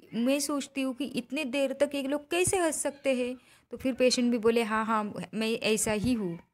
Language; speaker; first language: Hindi; non-native, local second language; Marathi